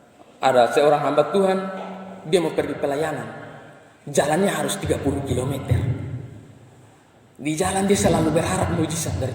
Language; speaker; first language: Indonesian; non-native, local second language; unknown